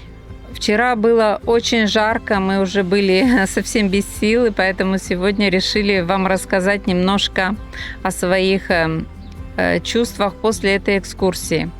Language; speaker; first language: Russian; native; Russian